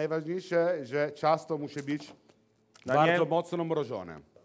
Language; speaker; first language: Polish; non-native, learner; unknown